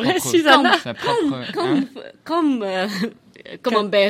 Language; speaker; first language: French; non-native, learner; Arabic